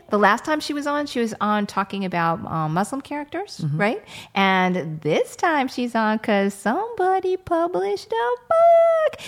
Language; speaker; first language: English; native; English